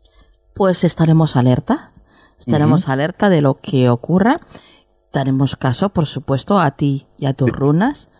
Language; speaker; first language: Spanish; native; Spanish